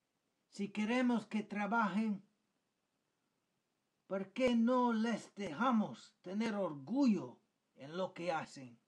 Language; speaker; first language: Spanish; non-native, fluent; English